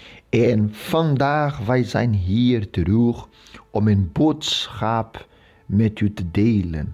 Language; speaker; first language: Dutch; non-native, local second language; Portuguese